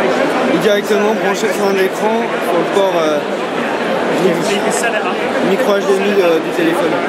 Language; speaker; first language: French; native; French